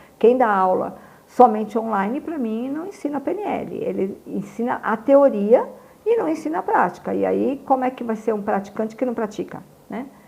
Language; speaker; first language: Portuguese; native; Portuguese